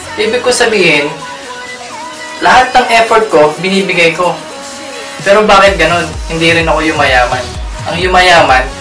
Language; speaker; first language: Filipino; native; Filipino